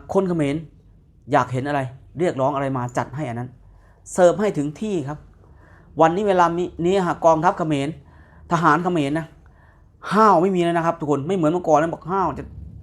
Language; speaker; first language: Thai; native; Thai